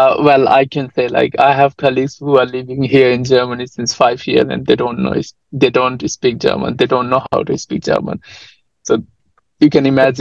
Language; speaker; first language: English; non-native, local second language; Nepali